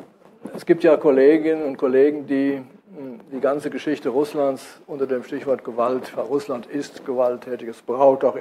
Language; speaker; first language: German; native; German